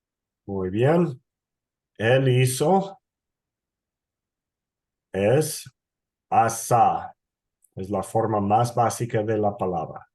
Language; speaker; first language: Spanish; non-native, fluent; English